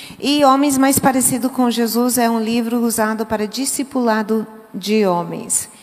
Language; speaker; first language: Portuguese; early bilingual, other home language; English